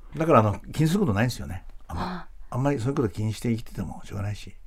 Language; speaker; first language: Japanese; native; Japanese